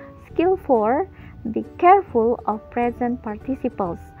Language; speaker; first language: English; non-native, fluent; Indonesian